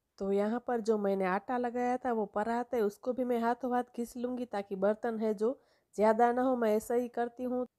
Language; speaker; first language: Hindi; non-native, local second language; Gujarati